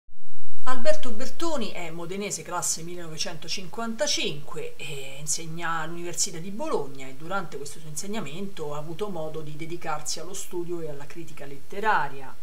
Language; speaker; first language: Italian; native; Italian